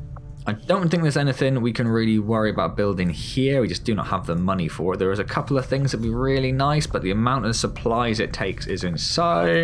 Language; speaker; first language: English; native; English